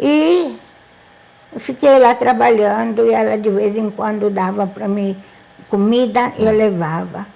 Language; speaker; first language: Portuguese; non-native, fluent; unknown